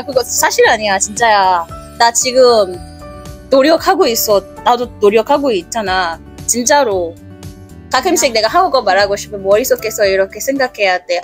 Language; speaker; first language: Korean; non-native, fluent; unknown